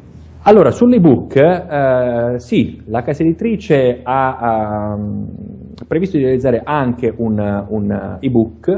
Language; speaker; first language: Italian; native; Italian